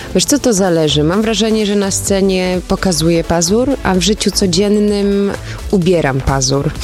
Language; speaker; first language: Polish; early bilingual, other home language; German